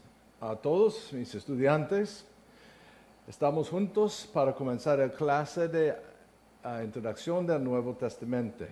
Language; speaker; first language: Spanish; non-native, learner; English